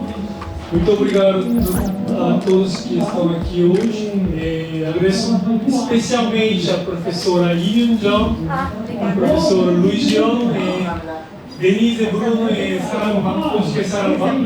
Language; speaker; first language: Portuguese; non-native, learner; Korean